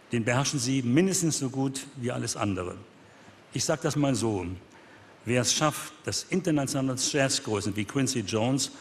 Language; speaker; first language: German; native; German